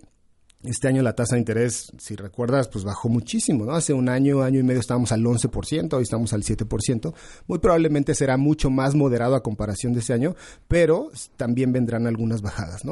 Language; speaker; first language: Spanish; native; Spanish